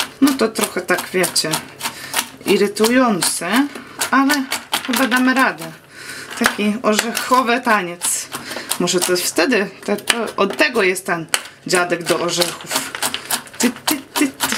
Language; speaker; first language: Polish; non-native, learner; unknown